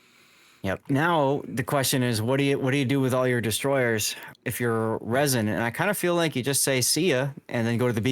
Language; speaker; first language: English; native; English